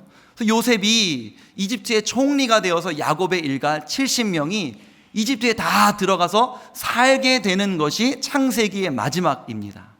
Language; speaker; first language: Korean; native; Korean